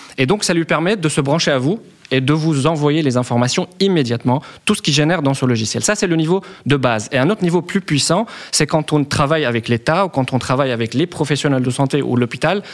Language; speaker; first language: French; non-native, local second language; Arabic